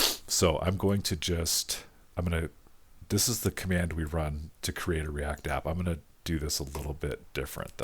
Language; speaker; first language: English; native; English